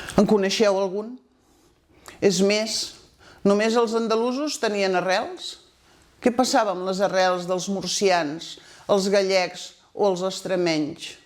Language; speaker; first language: Catalan; non-native, local second language; Spanish